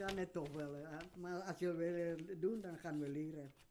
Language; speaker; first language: Dutch; non-native, learner; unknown